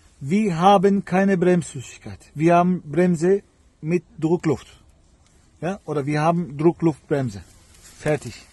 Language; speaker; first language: German; non-native, fluent; Turkish